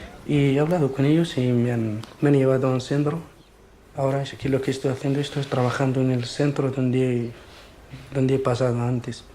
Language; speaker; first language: Spanish; non-native, fluent; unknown